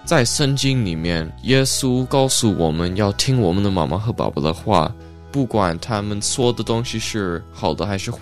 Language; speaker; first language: Chinese; early bilingual, heritage; Chinese